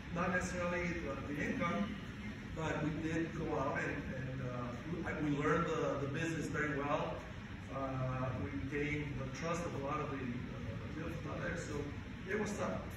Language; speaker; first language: English; non-native, fluent; Spanish